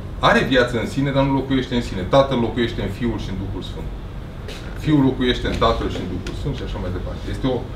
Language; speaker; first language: Romanian; native; Romanian